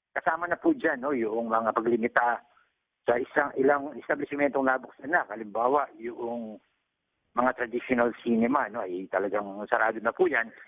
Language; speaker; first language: Filipino; native; Filipino